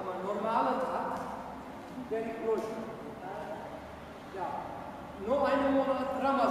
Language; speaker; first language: German; non-native, learner; Turkish